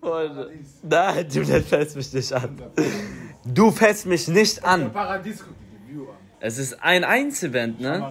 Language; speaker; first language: German; native; German